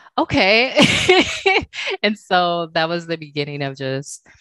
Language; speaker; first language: English; native; English